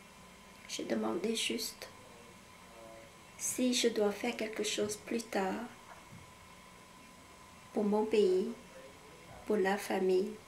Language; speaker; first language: French; non-native, fluent; Khmer